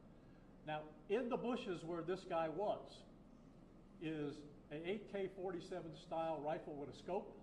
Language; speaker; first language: English; native; English